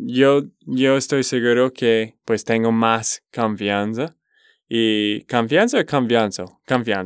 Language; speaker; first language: Spanish; non-native, learner; English